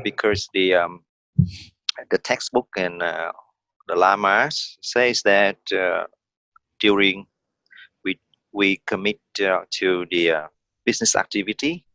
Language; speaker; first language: English; non-native, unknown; Vietnamese